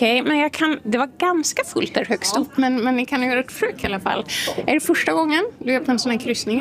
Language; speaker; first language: Swedish; native; Swedish